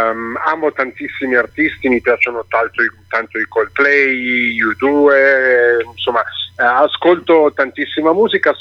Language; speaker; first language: Italian; native; Italian